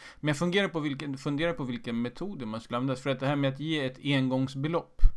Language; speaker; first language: Swedish; native; Swedish